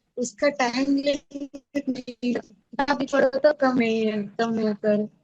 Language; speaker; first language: Hindi; non-native, local second language; Kannada